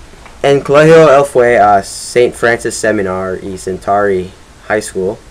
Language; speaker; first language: Spanish; non-native, learner; English